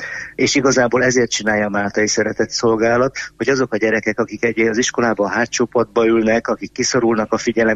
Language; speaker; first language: Hungarian; native; Hungarian